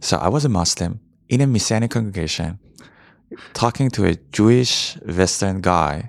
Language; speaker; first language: English; non-native, fluent; Persian